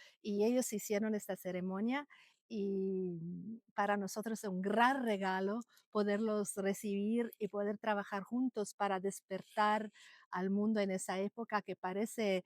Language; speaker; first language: Spanish; non-native, fluent; Italian